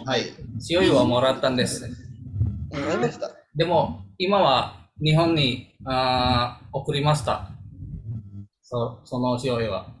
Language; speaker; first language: Japanese; non-native, learner; Indonesian